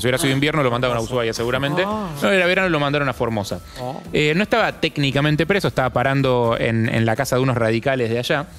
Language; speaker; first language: Spanish; native; Spanish